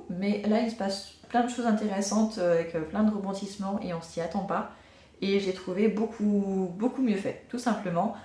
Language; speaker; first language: French; native; French